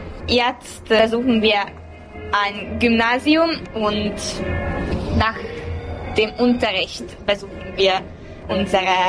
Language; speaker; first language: German; non-native, learner; Hungarian